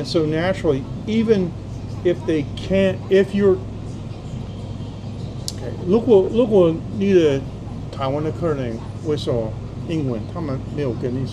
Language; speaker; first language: Chinese; non-native, fluent; English